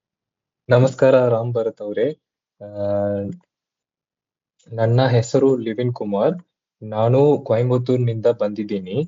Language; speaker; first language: Kannada; non-native, learner; Tamil